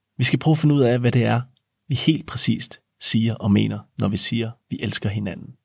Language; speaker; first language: Danish; native; Danish